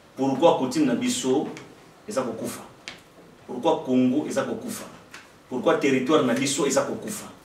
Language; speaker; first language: Lingala; non-native, local second language; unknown